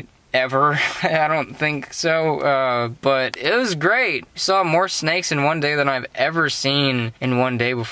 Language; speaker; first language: English; native; English